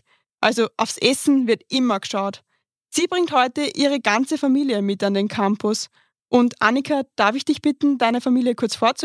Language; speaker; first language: German; native; German